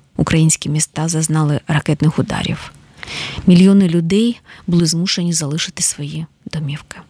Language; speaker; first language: Ukrainian; native; Ukrainian